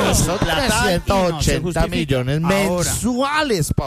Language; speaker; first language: Spanish; native; Spanish